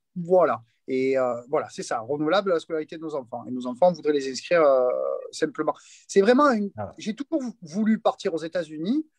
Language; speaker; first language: French; native; French